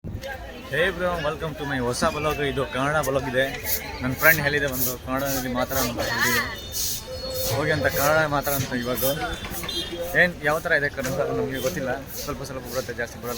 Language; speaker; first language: Kannada; non-native, learner; Hindi